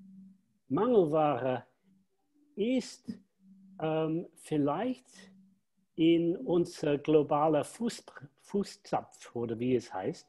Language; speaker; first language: German; non-native, fluent; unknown